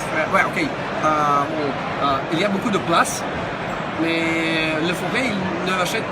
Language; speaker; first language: French; non-native, learner; Russian